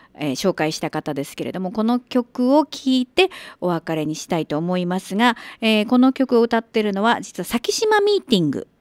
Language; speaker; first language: Japanese; native; Japanese